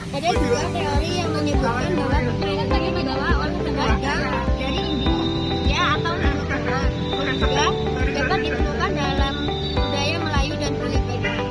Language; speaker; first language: Indonesian; native; Indonesian